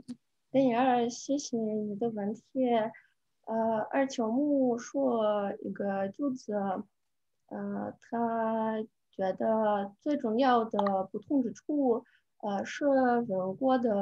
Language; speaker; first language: Chinese; non-native, learner; Russian